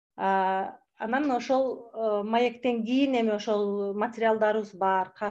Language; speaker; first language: Kyrgyz; native; Kyrgyz